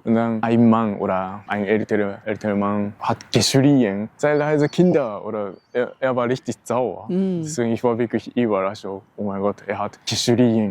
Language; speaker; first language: German; non-native, learner; Japanese